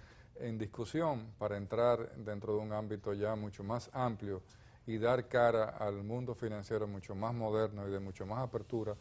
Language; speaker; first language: Spanish; native; Spanish